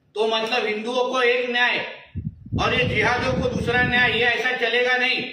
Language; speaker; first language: Hindi; non-native, local second language; Marathi